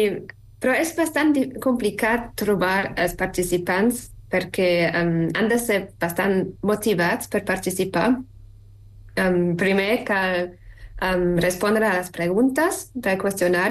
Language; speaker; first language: Catalan; non-native, fluent; German